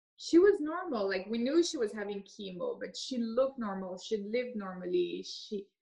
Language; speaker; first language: English; early bilingual, other home language; French